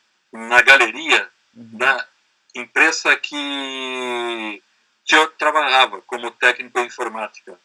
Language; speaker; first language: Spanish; non-native, learner; Portuguese